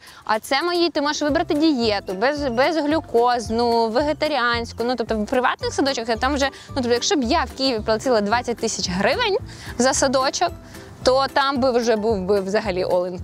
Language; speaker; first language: Ukrainian; native; Ukrainian